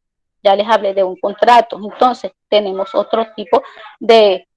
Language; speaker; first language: Spanish; native; Spanish